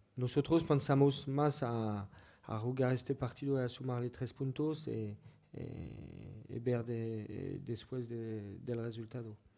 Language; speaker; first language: Spanish; non-native, fluent; French